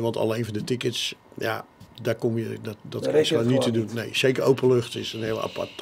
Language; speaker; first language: Dutch; native; Dutch